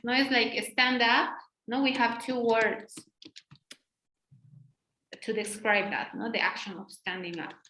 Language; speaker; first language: English; non-native, fluent; Spanish